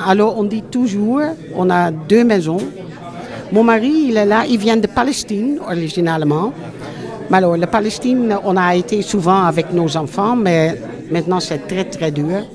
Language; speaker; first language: French; non-native, fluent; Dutch